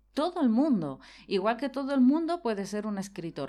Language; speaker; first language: Spanish; non-native, fluent; Polish